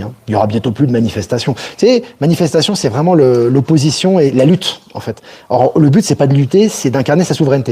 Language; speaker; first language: French; native; French